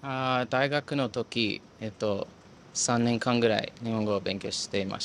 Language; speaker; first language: Japanese; non-native, learner; English